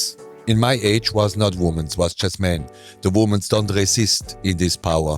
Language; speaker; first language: English; non-native, learner; German